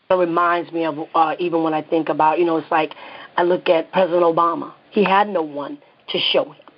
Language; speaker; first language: English; native; English